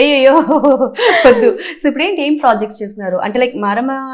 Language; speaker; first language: Telugu; native; Telugu